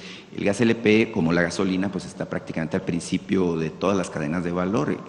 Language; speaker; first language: Spanish; native; Spanish